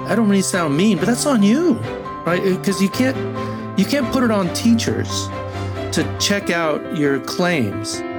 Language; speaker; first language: English; non-native, fluent; Spanish